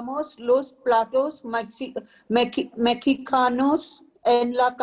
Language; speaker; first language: Spanish; non-native, learner; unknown